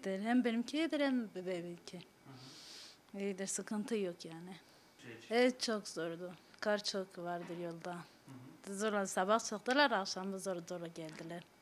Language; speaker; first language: Turkish; non-native, local second language; Kurdish